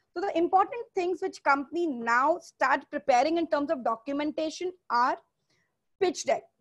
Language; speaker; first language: English; non-native, local second language; Hindi